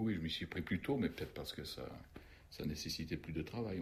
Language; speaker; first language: French; native; French